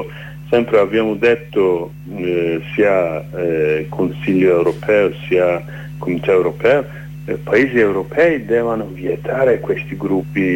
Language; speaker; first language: Italian; non-native, learner; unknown